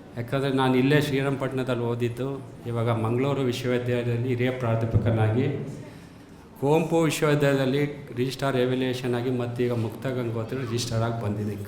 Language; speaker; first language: Kannada; native; Kannada